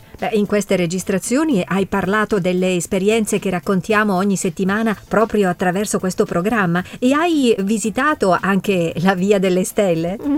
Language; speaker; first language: Italian; native; Italian